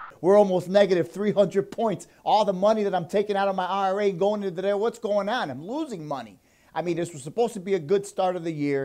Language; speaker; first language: English; native; English